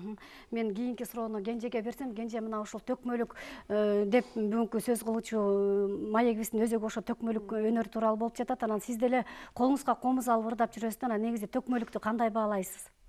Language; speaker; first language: Kyrgyz; native; Kyrgyz